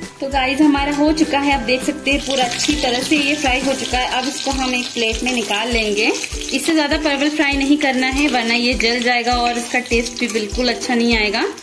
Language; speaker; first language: Hindi; non-native, local second language; Bangla